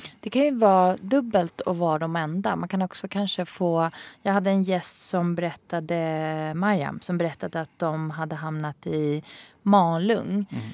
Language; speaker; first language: Swedish; early bilingual, other home language; Arabic